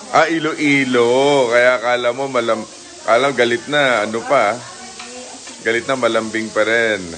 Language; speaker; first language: Filipino; native; Filipino